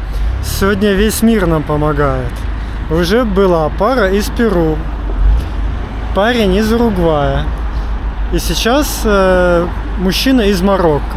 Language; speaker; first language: Russian; native; Russian